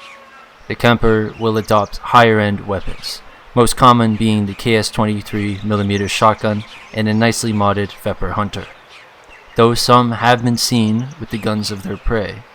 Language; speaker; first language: English; native; English